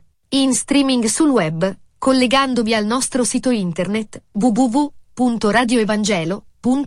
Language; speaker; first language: Italian; native; Italian